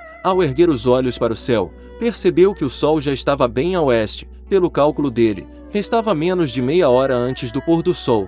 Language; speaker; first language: Portuguese; native; Portuguese